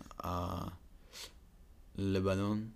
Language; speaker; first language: French; non-native, learner; Dutch